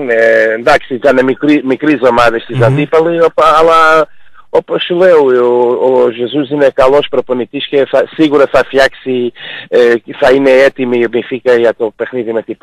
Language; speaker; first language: Greek; non-native, fluent; Portuguese